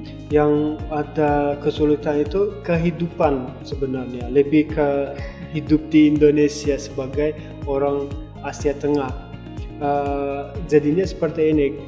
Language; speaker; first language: Indonesian; non-native, fluent; Turkmen